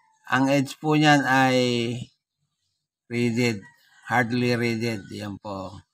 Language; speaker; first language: Filipino; native; Filipino